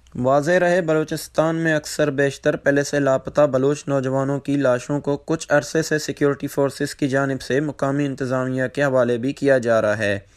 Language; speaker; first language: Urdu; non-native, local second language; Baluchi